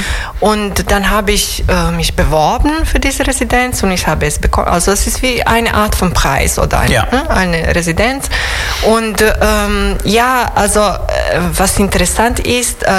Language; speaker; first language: German; non-native, fluent; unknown